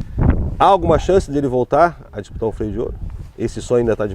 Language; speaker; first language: Portuguese; native; Portuguese